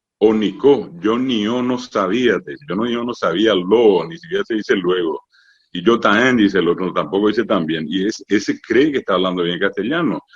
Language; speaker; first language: Spanish; non-native, local second language; Guarani